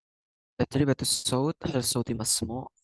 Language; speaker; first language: Arabic; non-native, fluent; Indonesian